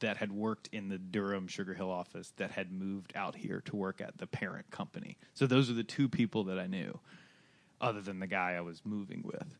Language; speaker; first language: English; native; English